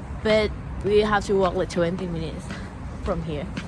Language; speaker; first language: English; non-native, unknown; Thai